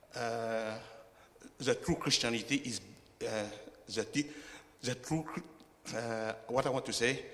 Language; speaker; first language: English; non-native, fluent; Chinese